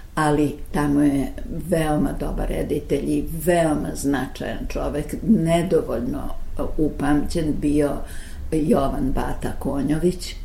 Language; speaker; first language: Serbian; native; Serbian